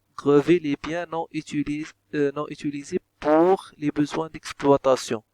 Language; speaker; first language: French; non-native, local second language; Arabic